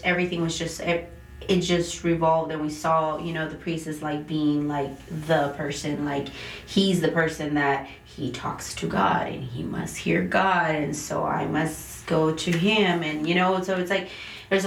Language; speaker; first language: English; early bilingual, other home language; Spanish